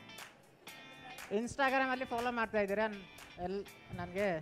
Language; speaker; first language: Kannada; non-native, local second language; Hindi